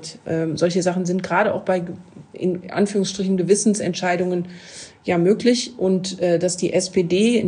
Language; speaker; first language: German; native; German